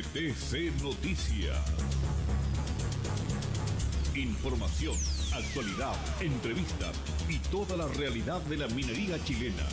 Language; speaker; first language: Spanish; native; Spanish